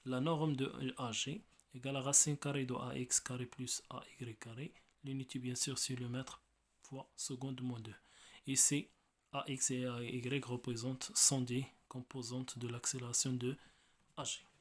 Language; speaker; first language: French; non-native, local second language; Arabic